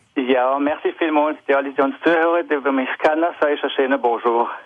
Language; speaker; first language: German; non-native, local second language; French